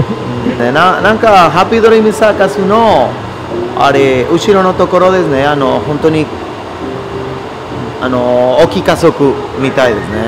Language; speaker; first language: Japanese; non-native, learner; Spanish